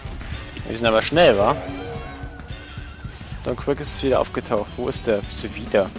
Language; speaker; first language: German; native; German